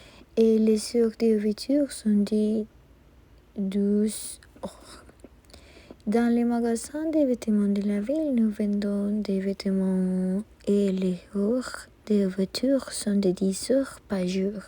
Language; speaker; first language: French; non-native, learner; Spanish